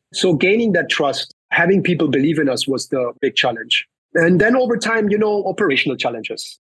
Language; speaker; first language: English; early bilingual, other home language; Spanish